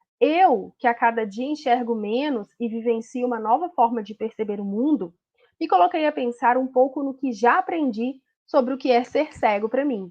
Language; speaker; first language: Portuguese; native; Portuguese